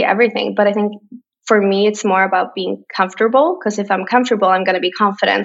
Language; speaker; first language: English; non-native, fluent; Swedish